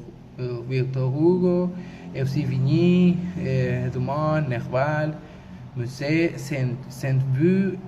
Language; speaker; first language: French; non-native, learner; Spanish